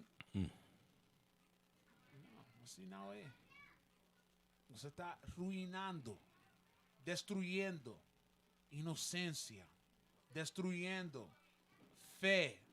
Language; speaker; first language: Portuguese; non-native, learner; Spanish